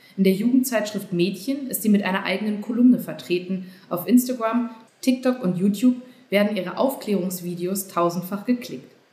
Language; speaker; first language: German; native; German